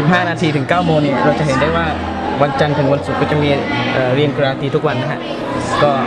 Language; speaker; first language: Thai; native; Thai